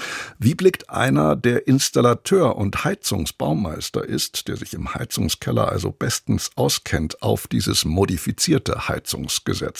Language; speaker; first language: German; native; German